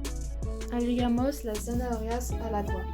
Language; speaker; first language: Spanish; non-native, learner; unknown